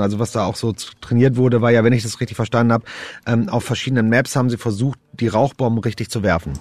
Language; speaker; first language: German; native; German